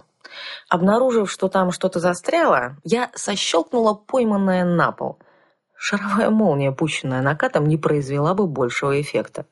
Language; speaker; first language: Russian; native; Russian